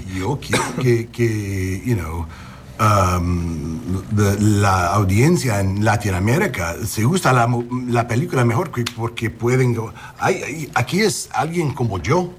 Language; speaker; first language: Spanish; early bilingual, heritage; English